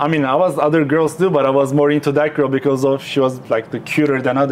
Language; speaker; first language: English; non-native, fluent; Turkish